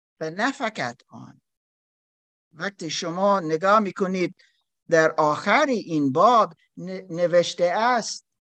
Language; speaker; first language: Persian; non-native, learner; German